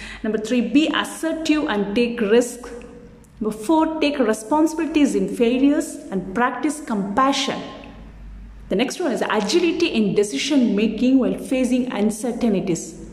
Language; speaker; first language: English; non-native, local second language; Tamil